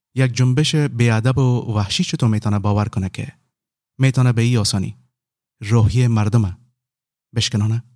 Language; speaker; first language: Persian; native; Persian